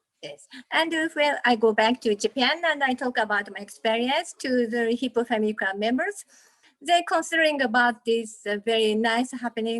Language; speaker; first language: English; non-native, learner; Japanese